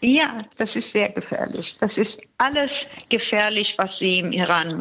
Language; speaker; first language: German; non-native, fluent; Persian